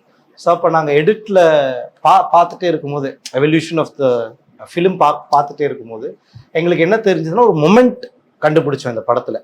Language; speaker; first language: Tamil; native; Tamil